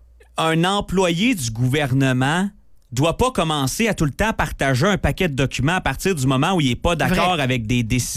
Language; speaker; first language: French; native; French